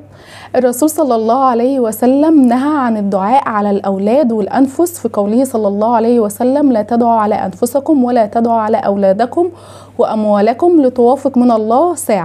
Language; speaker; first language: Arabic; native; Arabic